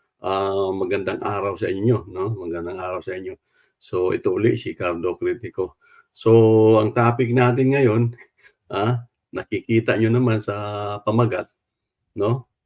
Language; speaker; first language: Filipino; non-native, local second language; Cebuano